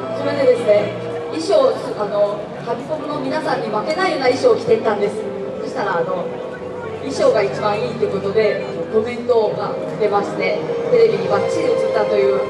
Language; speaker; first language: Japanese; native; Japanese